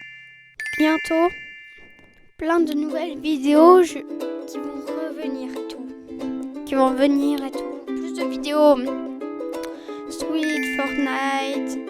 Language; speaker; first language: French; native; French